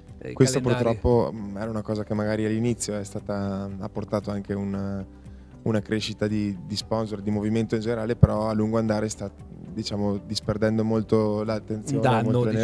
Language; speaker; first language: Italian; native; Italian